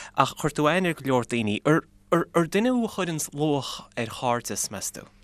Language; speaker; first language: Irish; native; Irish